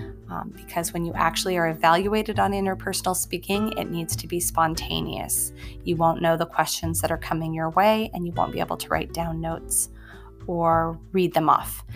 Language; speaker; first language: English; native; English